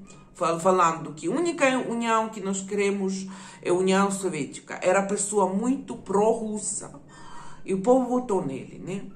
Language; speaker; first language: Portuguese; non-native, fluent; Ukrainian